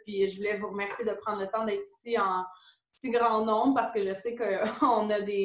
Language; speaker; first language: French; native; French